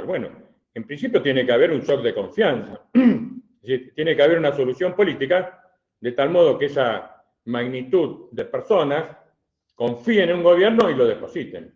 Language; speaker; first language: Spanish; native; Spanish